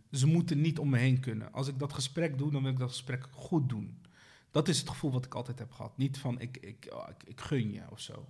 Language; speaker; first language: Dutch; early bilingual, other home language; Arabic